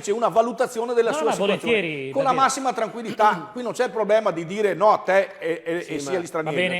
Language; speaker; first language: Italian; native; Italian